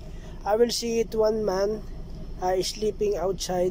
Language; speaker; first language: English; non-native, local second language; Filipino